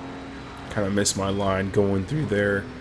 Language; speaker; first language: English; native; English